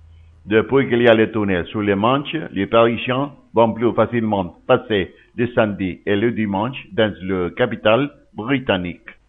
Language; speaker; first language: French; non-native, learner; Spanish